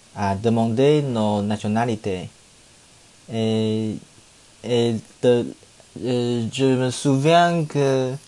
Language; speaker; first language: French; non-native, learner; Chinese